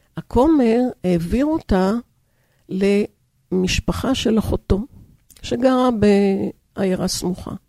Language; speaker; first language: Hebrew; early bilingual, other home language; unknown